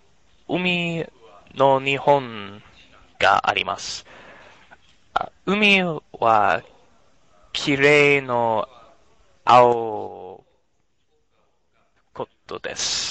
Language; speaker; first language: Japanese; non-native, learner; English